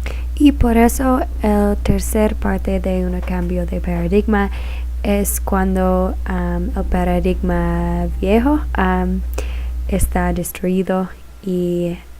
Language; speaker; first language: Spanish; non-native, learner; English